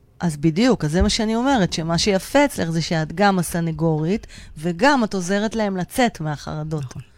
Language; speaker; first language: Hebrew; native; Hebrew